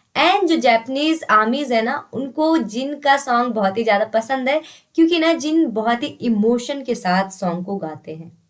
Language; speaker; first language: Hindi; native; Hindi